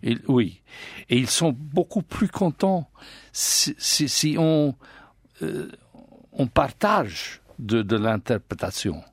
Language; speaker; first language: French; non-native, learner; English